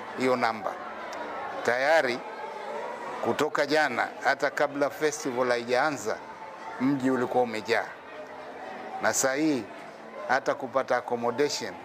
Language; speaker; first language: Swahili; native; Swahili